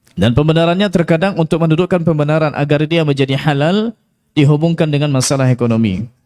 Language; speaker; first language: Malay; non-native, local second language; Minangkabau